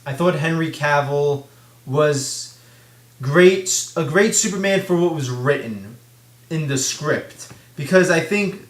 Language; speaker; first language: English; native; English